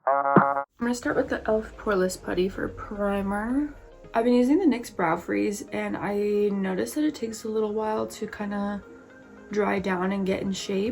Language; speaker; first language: English; native; English